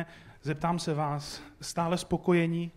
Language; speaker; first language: Czech; native; Czech